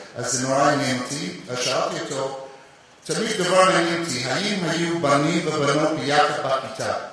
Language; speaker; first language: Hebrew; non-native, fluent; English